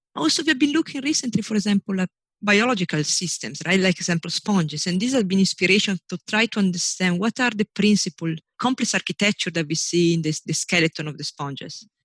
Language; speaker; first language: English; non-native, fluent; Italian